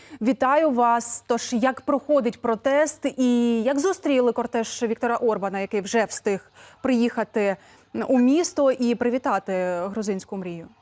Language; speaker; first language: Ukrainian; native; Ukrainian